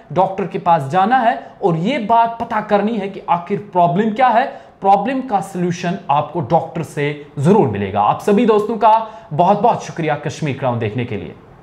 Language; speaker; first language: Hindi; non-native, local second language; Kashmiri